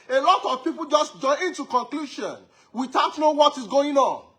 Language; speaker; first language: English; non-native, local second language; Yoruba